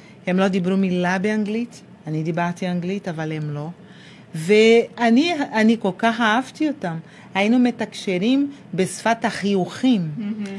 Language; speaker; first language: Hebrew; non-native, fluent; Portuguese